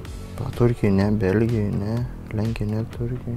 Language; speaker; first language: Lithuanian; native; Lithuanian